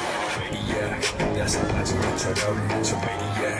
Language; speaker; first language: Chinese; native; Chinese